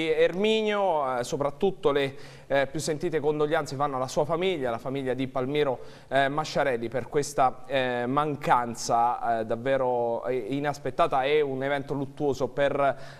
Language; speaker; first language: Italian; native; Italian